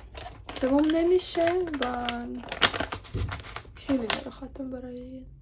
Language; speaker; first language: Persian; non-native, learner; Ukrainian